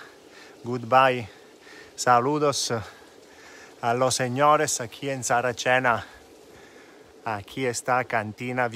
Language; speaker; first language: Spanish; non-native, fluent; Italian